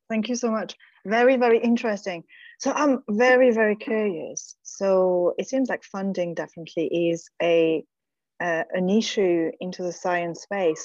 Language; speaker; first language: English; non-native, fluent; French